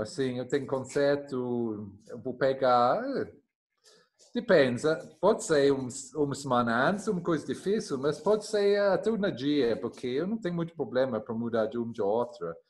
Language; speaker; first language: Portuguese; non-native, learner; English